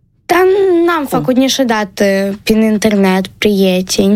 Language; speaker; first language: Romanian; non-native, local second language; Ukrainian